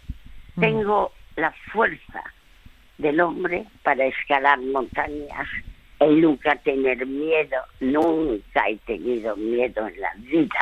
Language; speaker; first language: Spanish; early bilingual, other home language; French